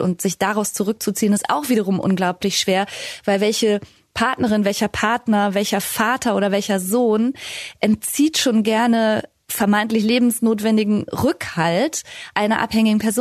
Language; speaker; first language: German; native; German